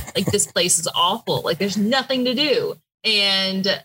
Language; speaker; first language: English; native; English